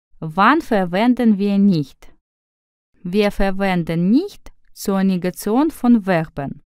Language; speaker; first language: German; non-native, fluent; Russian